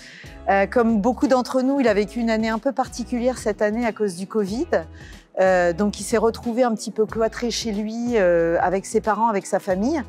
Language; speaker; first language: French; native; French